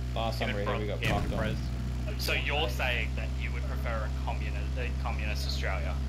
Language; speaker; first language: English; native; English